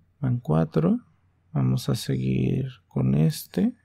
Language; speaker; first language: Spanish; native; Spanish